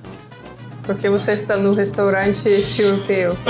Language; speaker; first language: Portuguese; non-native, fluent; Russian